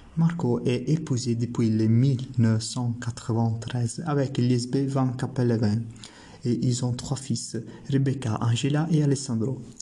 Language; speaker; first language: French; non-native, learner; Italian